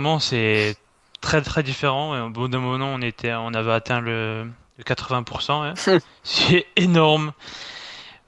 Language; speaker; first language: French; native; French